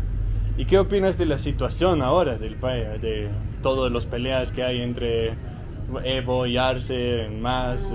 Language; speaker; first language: Spanish; non-native, learner; Danish